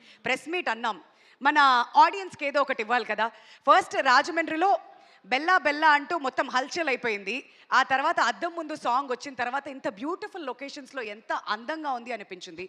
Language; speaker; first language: Telugu; native; Telugu